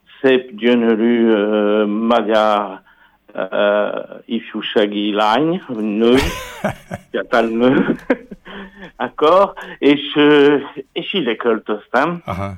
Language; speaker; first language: Hungarian; non-native, learner; French